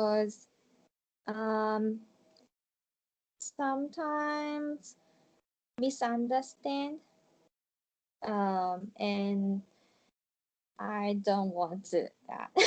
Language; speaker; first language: English; non-native, learner; Japanese